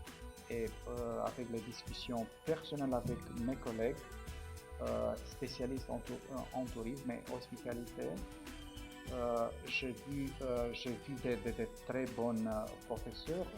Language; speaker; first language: French; non-native, fluent; Romanian